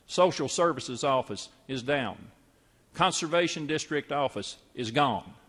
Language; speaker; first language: English; native; English